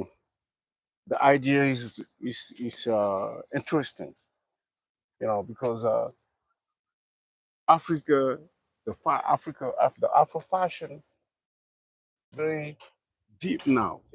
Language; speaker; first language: English; non-native, learner; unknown